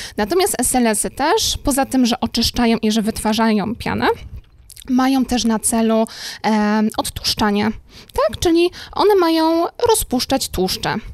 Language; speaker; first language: Polish; native; Polish